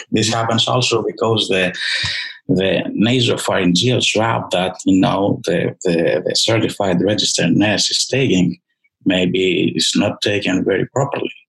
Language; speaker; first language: English; non-native, fluent; Greek